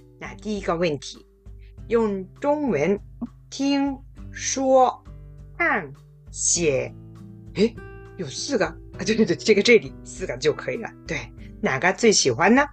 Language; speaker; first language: Chinese; non-native, fluent; Japanese